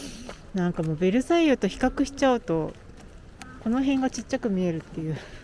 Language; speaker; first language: Japanese; native; Japanese